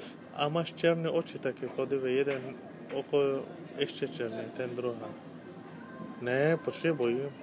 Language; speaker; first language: Czech; non-native, learner; Turkish